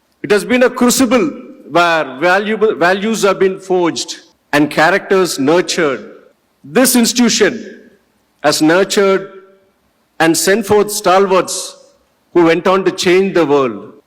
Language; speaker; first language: English; non-native, local second language; Tamil